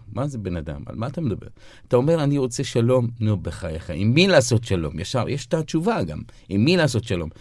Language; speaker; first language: Hebrew; non-native, local second language; Arabic